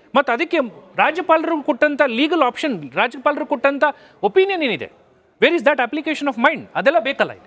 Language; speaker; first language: Kannada; native; Kannada